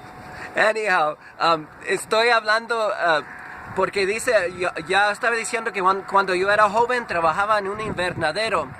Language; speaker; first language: Spanish; non-native, fluent; English